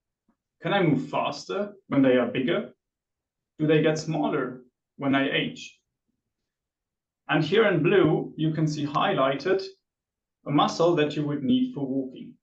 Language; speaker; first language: English; non-native, fluent; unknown